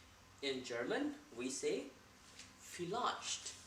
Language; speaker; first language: German; non-native, learner; Hindi